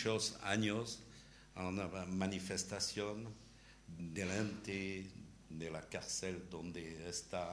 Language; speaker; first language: Spanish; non-native, learner; French